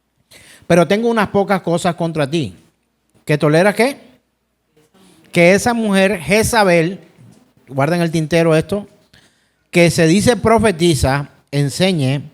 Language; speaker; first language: Spanish; native; Spanish